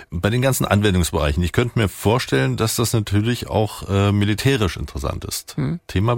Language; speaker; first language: German; native; German